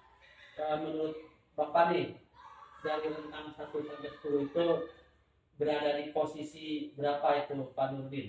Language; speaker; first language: Indonesian; native; Indonesian